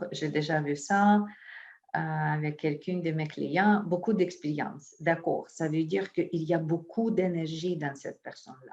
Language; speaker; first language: French; non-native, fluent; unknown